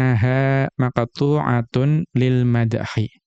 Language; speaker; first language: Arabic; non-native, fluent; Indonesian